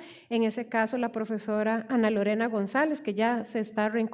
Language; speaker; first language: Spanish; native; Spanish